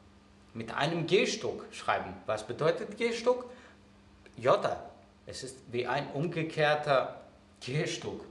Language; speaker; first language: German; non-native, fluent; Greek